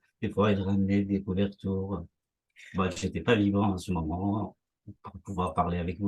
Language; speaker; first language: French; non-native, fluent; Persian